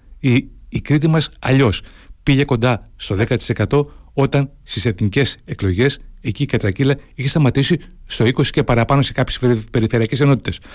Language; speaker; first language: Greek; native; Greek